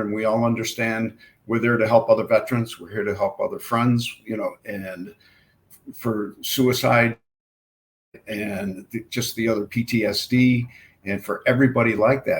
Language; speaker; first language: English; native; English